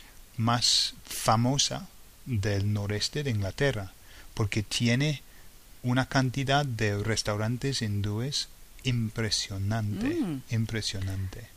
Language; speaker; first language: Spanish; non-native, fluent; English